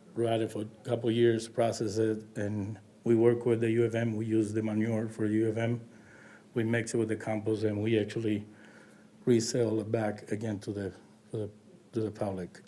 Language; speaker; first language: English; non-native, learner; Spanish